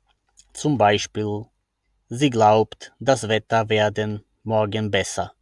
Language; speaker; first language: German; non-native, fluent; Macedonian